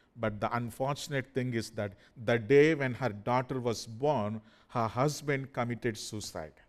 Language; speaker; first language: English; non-native, fluent; Telugu